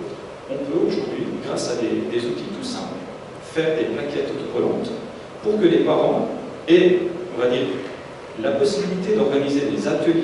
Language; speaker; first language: French; native; French